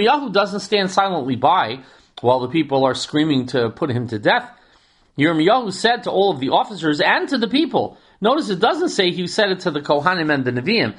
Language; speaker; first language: English; native; English